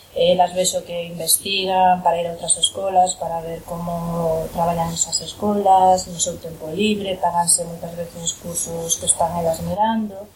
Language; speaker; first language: Spanish; non-native, local second language; Galician